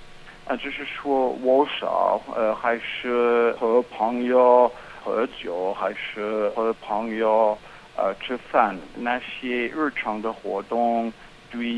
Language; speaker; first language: Chinese; non-native, fluent; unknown